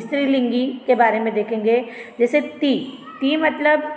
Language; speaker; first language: Hindi; non-native, local second language; Marathi